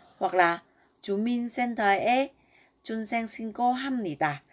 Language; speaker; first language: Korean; non-native, learner; Vietnamese